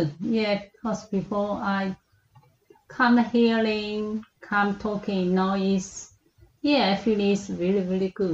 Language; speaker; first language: English; non-native, local second language; Cantonese